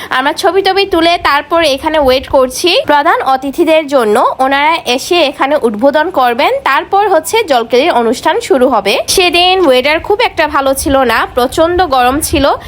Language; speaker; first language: Bangla; non-native, local second language; Marma